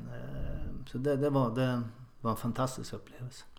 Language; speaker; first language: Swedish; native; Swedish